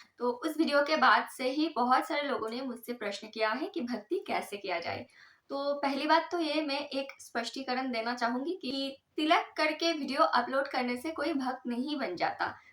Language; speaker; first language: Hindi; non-native, local second language; Bangla